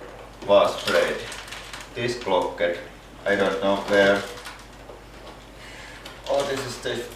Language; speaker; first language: English; non-native, fluent; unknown